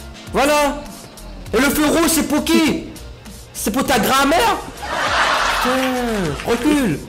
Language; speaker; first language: French; native; French